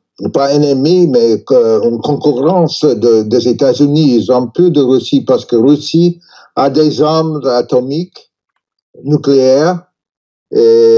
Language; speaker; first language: French; non-native, learner; English